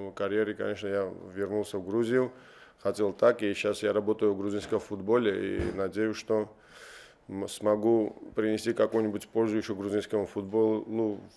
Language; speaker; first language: Russian; non-native, local second language; Georgian